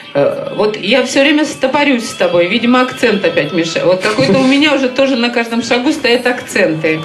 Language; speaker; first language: Russian; native; Russian